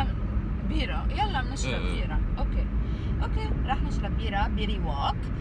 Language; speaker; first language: Arabic; native; Arabic